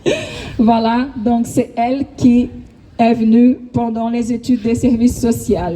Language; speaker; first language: French; non-native, fluent; Portuguese